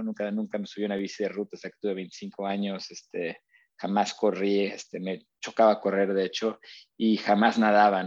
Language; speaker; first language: Spanish; native; Spanish